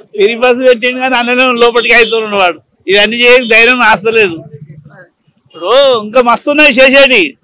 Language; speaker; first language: Telugu; native; Telugu